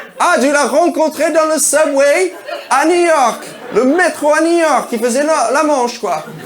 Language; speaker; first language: French; non-native, fluent; English